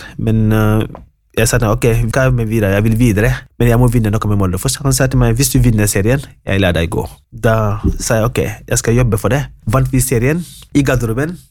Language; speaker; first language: Norwegian; non-native, fluent; Wolof